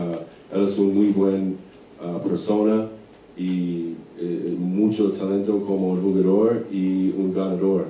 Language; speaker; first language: Spanish; non-native, learner; English